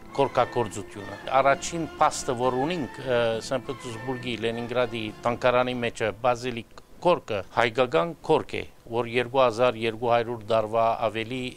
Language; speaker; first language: Armenian; early bilingual, heritage; Armenian